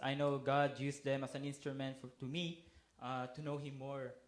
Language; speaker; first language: English; non-native, local second language; Cebuano